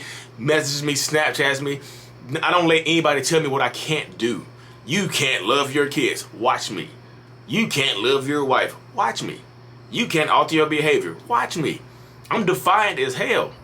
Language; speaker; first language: English; native; English